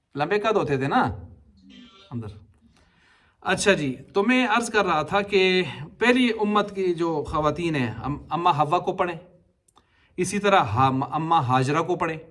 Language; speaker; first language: Urdu; non-native, local second language; Punjabi